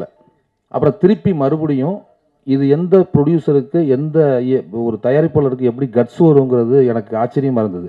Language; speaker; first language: Tamil; native; Tamil